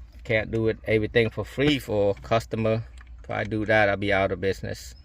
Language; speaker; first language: English; non-native, local second language; Khmer